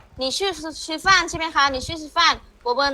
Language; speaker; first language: Chinese; non-native, learner; Thai